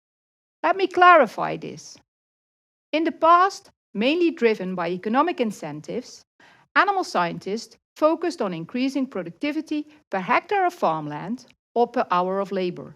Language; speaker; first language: English; non-native, fluent; Dutch